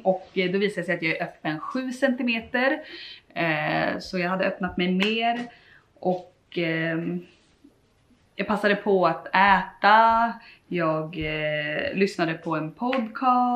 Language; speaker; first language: Swedish; native; Swedish